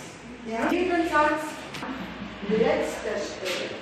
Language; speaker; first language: German; non-native, fluent; Mongolian